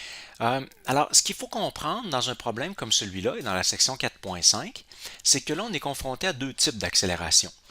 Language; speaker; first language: French; native; French